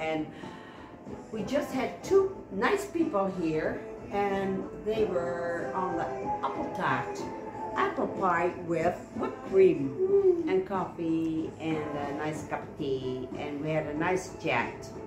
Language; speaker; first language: English; non-native, fluent; Dutch